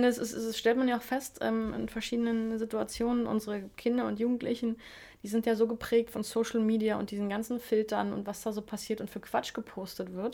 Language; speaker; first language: German; native; German